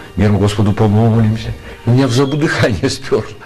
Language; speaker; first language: Ukrainian; native; Ukrainian